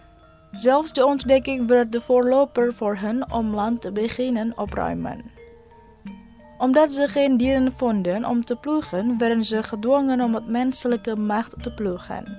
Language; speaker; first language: Dutch; non-native, fluent; Indonesian